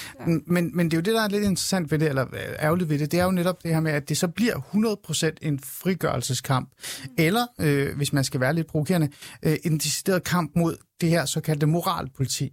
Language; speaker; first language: Danish; early bilingual, other home language; Persian